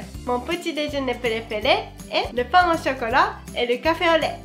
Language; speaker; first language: French; non-native, fluent; Japanese